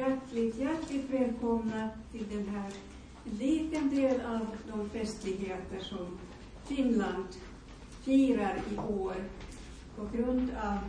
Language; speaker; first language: Swedish; non-native, local second language; Finnish